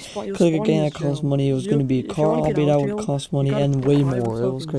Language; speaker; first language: English; non-native, fluent; Dutch